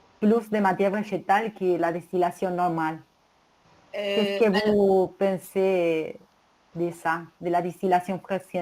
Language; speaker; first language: French; non-native, learner; Spanish